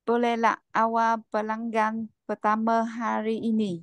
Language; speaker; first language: Indonesian; non-native, learner; Vietnamese